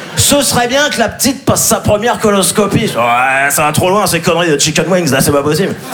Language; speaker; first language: French; native; French